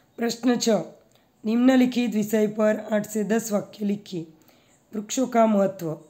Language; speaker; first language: Hindi; non-native, local second language; Gujarati